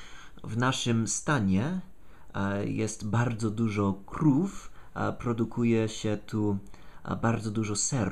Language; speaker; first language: Polish; non-native, fluent; English